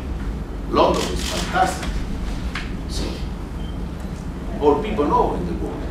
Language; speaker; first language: English; non-native, learner; Italian